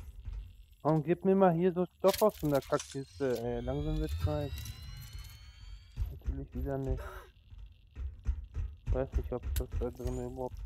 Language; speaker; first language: German; native; German